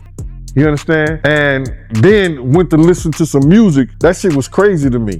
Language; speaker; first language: English; native; English